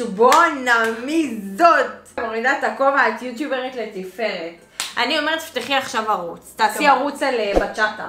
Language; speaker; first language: Hebrew; native; Hebrew